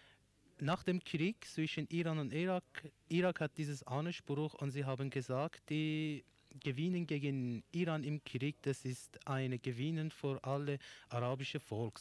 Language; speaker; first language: German; non-native, learner; Persian